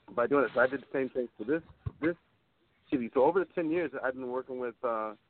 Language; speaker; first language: English; native; English